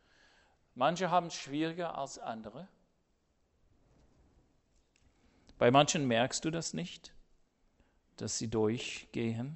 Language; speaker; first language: German; non-native, fluent; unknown